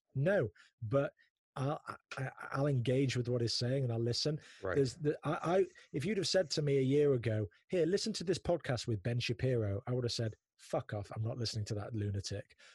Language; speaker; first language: English; native; English